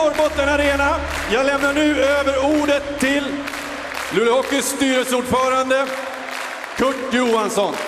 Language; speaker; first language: Swedish; native; Swedish